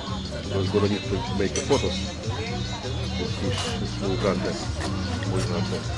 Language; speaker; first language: Spanish; non-native, learner; English